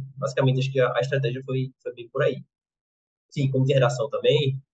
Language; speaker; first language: Portuguese; native; Portuguese